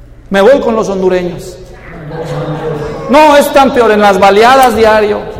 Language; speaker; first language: Spanish; native; Spanish